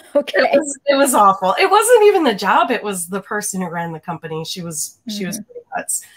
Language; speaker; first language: English; native; English